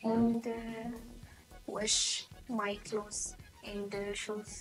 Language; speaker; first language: English; non-native, learner; Amharic